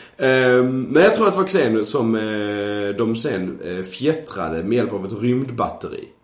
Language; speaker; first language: Swedish; native; Swedish